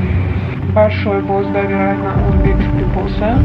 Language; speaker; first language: Russian; non-native, local second language; Uzbek